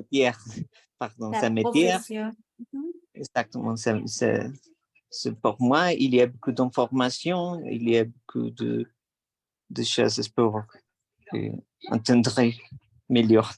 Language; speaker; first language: French; non-native, learner; Spanish